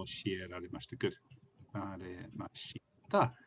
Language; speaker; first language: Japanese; non-native, fluent; English